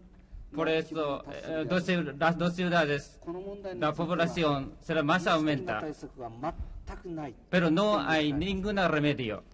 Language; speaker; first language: Spanish; non-native, learner; Japanese